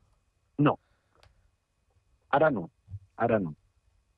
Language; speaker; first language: Catalan; non-native, learner; Spanish